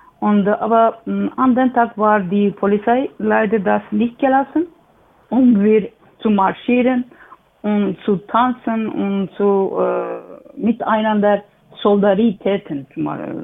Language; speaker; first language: German; non-native, learner; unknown